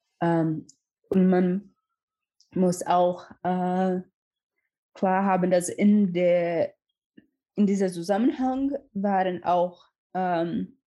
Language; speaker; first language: German; non-native, learner; Portuguese